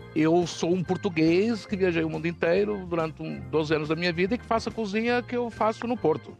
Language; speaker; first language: Portuguese; native; Portuguese